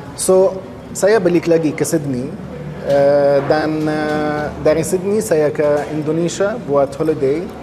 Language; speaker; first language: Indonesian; non-native, fluent; Arabic